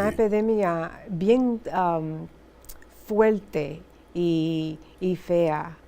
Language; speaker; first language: Spanish; early bilingual, heritage; Spanish